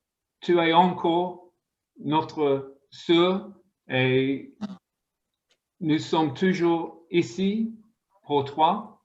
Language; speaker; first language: French; non-native, fluent; English